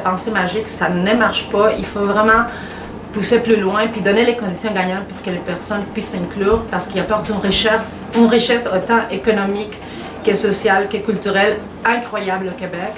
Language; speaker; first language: French; non-native, fluent; Spanish